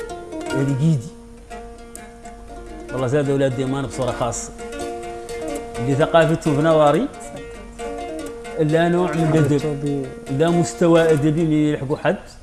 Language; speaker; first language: Arabic; native; Arabic